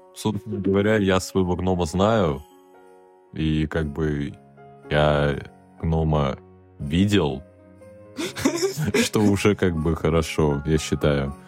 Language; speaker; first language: Russian; native; Russian